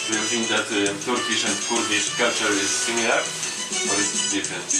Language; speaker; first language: English; non-native, fluent; Polish